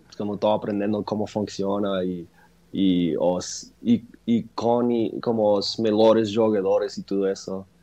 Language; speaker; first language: Portuguese; non-native, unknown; English